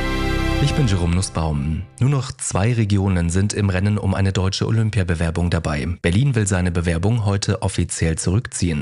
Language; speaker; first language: German; native; German